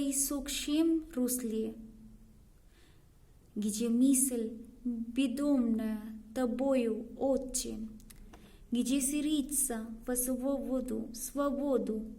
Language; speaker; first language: Russian; non-native, learner; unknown